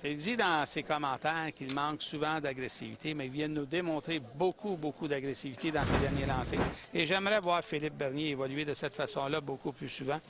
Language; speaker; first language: French; native; French